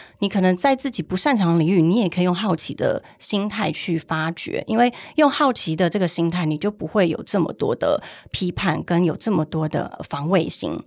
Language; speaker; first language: Chinese; native; Chinese